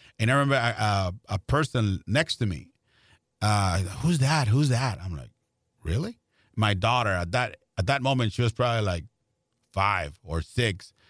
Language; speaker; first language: English; non-native, fluent; Spanish